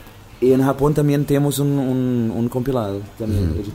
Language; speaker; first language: Spanish; non-native, fluent; Portuguese